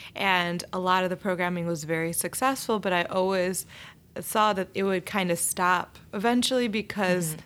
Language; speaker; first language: English; native; English